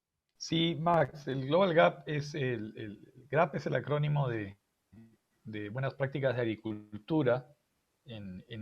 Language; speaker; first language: Spanish; native; Spanish